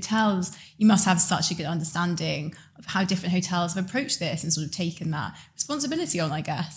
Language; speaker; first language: English; native; English